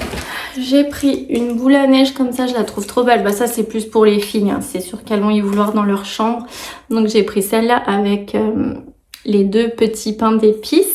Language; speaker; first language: French; native; French